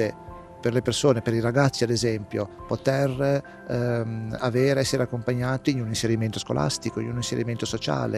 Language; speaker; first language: Italian; native; Italian